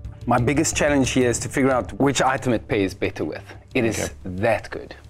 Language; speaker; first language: English; non-native, local second language; Afrikaans